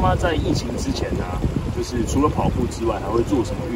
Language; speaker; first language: Chinese; native; Chinese